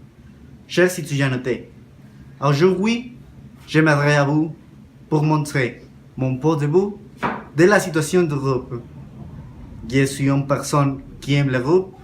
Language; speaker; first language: French; non-native, learner; Spanish